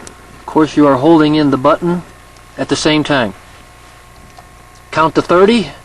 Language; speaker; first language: English; native; English